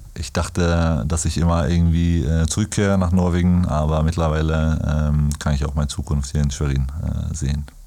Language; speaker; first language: German; non-native, fluent; Norwegian